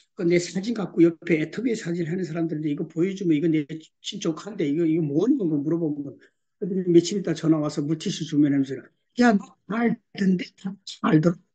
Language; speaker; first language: Korean; early bilingual, heritage; Korean